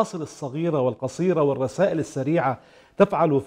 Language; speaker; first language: Arabic; native; Arabic